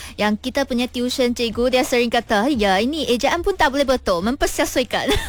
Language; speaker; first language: Malay; non-native, local second language; Min Nan Chinese